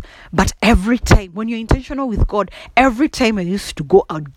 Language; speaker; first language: English; non-native, local second language; Kikuyu